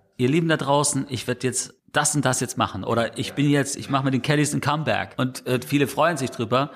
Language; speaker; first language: German; non-native, fluent; English